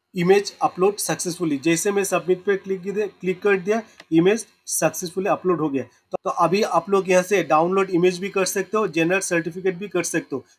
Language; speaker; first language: Hindi; non-native, local second language; Assamese